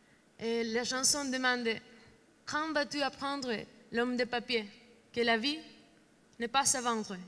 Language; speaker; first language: French; non-native, learner; Spanish